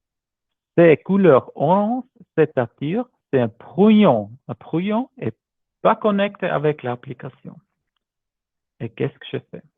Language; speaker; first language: French; non-native, learner; German